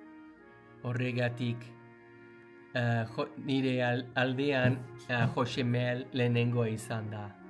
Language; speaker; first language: Basque; non-native, learner; English